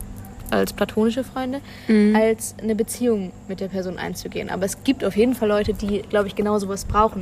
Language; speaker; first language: German; native; German